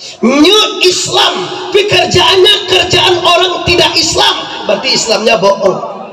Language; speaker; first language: Malay; non-native, local second language; Minangkabau